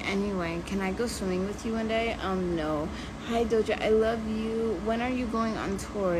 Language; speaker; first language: English; native; English